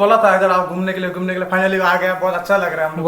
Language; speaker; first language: Hindi; non-native, local second language; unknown